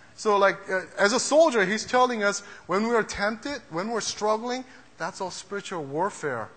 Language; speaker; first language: English; early bilingual, other home language; Korean